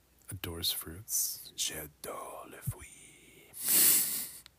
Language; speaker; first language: French; non-native, learner; English